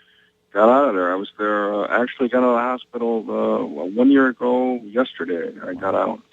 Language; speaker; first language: English; native; English